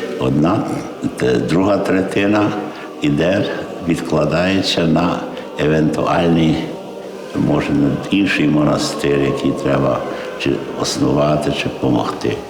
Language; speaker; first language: Ukrainian; early bilingual, heritage; Ukrainian